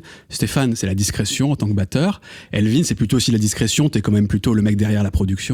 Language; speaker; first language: French; native; French